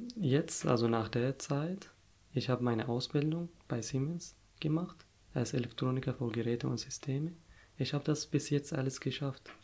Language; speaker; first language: German; non-native, fluent; Arabic